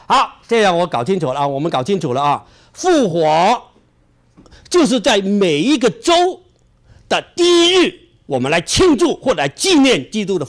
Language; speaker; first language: Chinese; native; Chinese